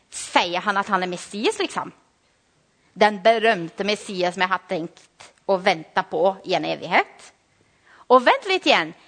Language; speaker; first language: Norwegian; non-native, fluent; Portuguese